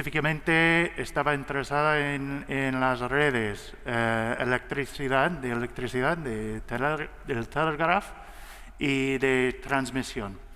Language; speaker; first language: Spanish; non-native, learner; English